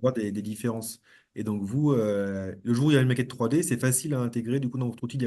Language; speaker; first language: French; native; French